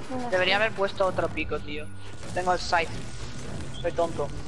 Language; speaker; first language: Spanish; early bilingual, heritage; Spanish